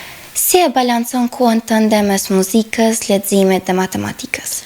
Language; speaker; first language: Albanian; native; Albanian